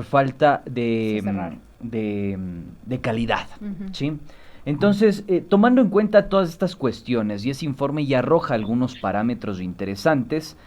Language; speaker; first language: Spanish; native; Spanish